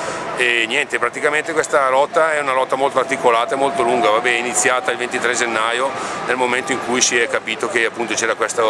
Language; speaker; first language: Italian; native; Italian